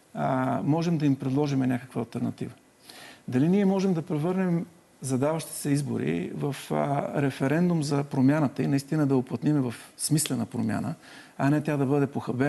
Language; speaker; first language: Bulgarian; native; Bulgarian